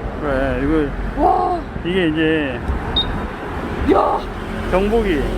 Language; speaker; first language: Korean; native; Korean